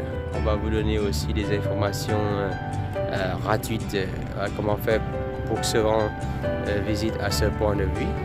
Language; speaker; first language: French; non-native, fluent; Vietnamese